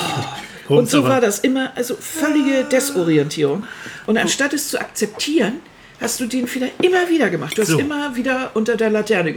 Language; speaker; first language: German; native; German